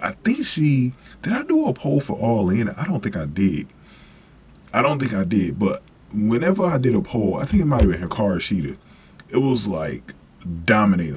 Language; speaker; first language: English; native; English